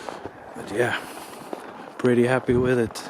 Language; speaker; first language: English; non-native, fluent; Icelandic